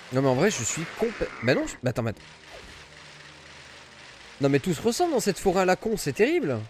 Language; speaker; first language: French; native; French